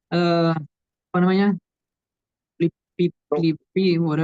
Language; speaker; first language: Indonesian; non-native, learner; Portuguese